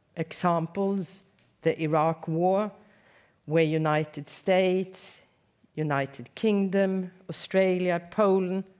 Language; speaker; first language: English; non-native, fluent; Norwegian